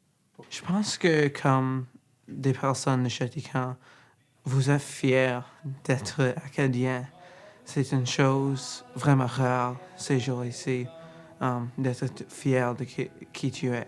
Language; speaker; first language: French; non-native, learner; English